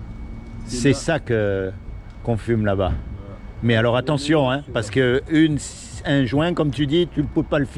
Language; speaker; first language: French; native; French